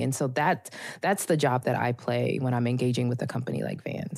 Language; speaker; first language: English; native; English